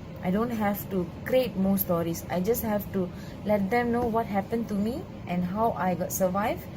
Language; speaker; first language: English; non-native, local second language; Tamil